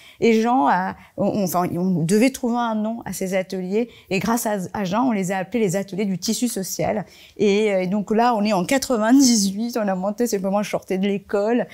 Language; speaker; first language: French; early bilingual, other home language; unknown